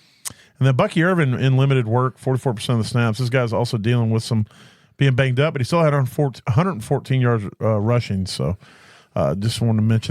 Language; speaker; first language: English; native; English